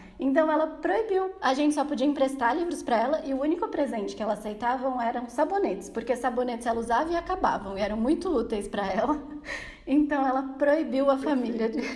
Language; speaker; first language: Portuguese; native; Portuguese